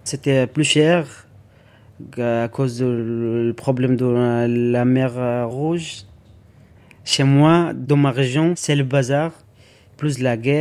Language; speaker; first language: French; non-native, learner; Arabic